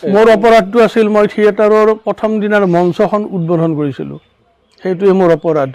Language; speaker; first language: Assamese; native; Assamese